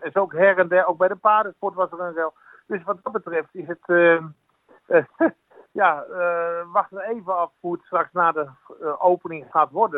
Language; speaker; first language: Dutch; native; Dutch